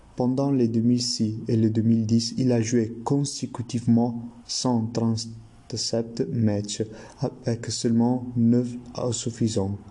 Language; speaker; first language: French; non-native, learner; Italian